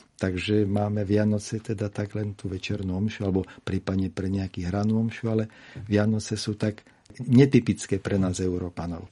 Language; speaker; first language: Slovak; native; Slovak